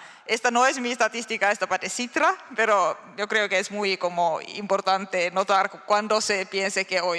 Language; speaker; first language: Spanish; non-native, learner; Finnish